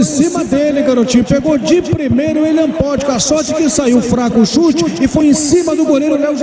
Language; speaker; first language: Portuguese; native; Portuguese